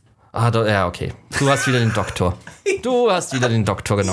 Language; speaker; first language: German; native; German